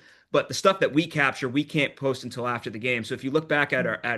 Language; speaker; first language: English; native; English